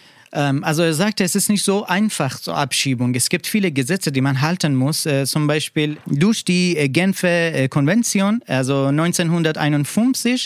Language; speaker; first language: German; non-native, learner; Persian